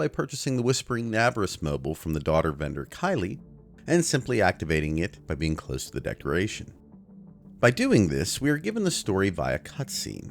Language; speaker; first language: English; native; English